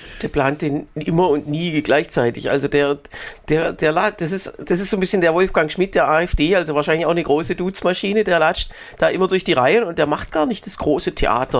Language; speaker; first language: German; native; German